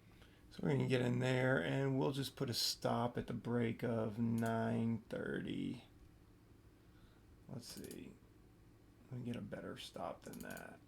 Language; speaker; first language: English; native; English